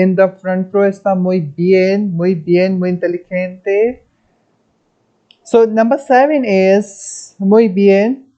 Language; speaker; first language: Spanish; non-native, fluent; Hindi